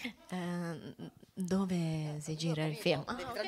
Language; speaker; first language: Italian; non-native, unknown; Serbian